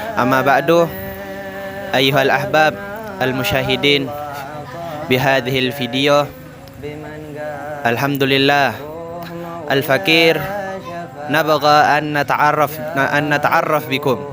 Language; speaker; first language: Arabic; non-native, learner; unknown